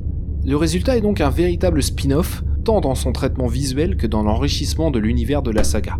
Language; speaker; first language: French; native; French